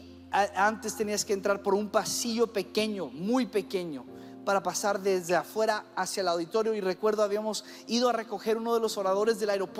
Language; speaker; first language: Spanish; early bilingual, other home language; English